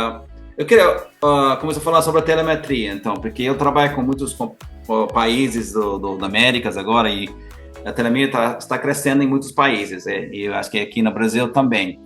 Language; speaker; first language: Portuguese; non-native, learner; English